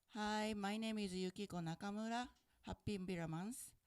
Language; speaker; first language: English; non-native, fluent; Japanese